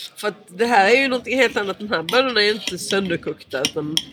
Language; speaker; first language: Swedish; early bilingual, other home language; Portuguese